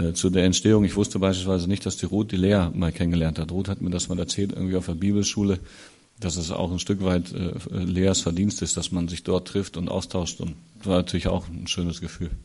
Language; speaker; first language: German; native; German